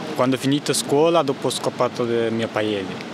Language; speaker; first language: Italian; non-native, learner; Tigrinya